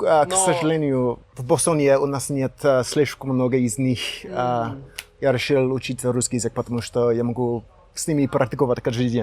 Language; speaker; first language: Russian; non-native, learner; English